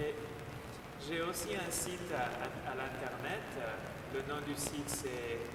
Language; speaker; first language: French; non-native, fluent; Spanish